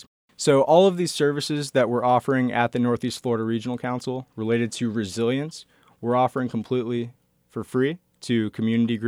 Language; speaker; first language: English; native; English